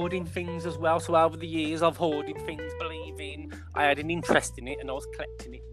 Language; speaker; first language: English; native; English